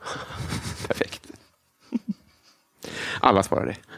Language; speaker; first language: Swedish; native; Swedish